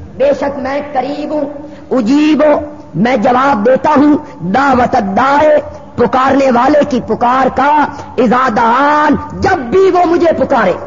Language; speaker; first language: Urdu; non-native, local second language; Punjabi